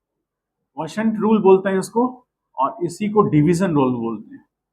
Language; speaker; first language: Hindi; native; Hindi